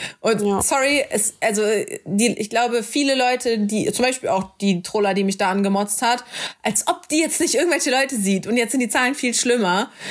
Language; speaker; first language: German; native; German